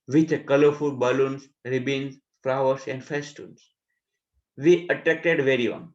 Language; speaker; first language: English; non-native, local second language; Gujarati